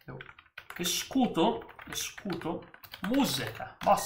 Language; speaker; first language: Portuguese; non-native, learner; Italian